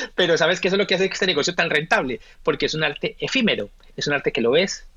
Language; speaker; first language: Spanish; native; Spanish